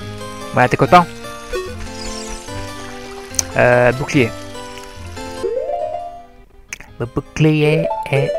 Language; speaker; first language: French; native; French